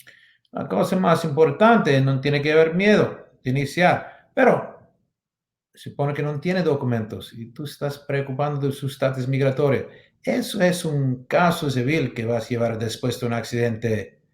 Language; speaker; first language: Spanish; non-native, learner; English